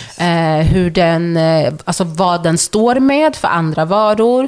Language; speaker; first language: Swedish; early bilingual, other home language; Wolof